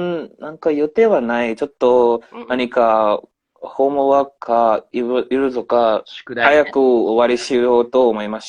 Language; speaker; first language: Japanese; non-native, learner; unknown